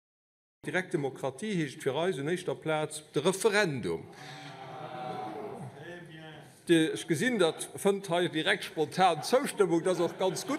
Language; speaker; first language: German; non-native, local second language; Luxembourgish